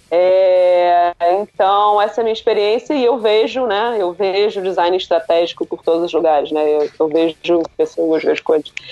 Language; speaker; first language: Portuguese; native; Portuguese